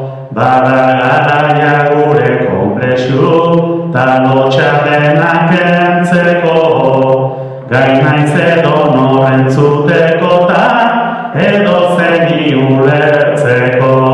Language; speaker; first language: Basque; non-native, local second language; Spanish